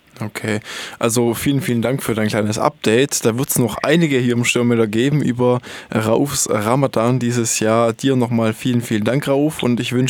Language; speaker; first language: German; native; German